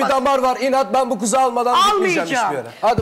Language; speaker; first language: Turkish; native; Turkish